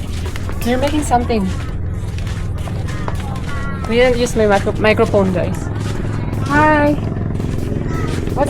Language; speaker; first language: English; non-native, local second language; Filipino